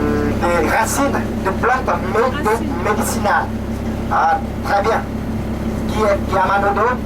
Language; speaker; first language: French; non-native, learner; Vietnamese